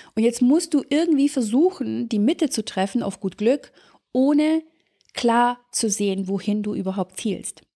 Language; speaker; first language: German; early bilingual, other home language; Serbian